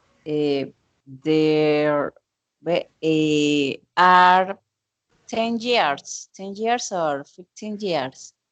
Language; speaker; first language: English; non-native, learner; Spanish